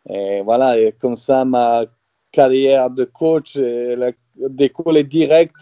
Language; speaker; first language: French; non-native, fluent; Serbian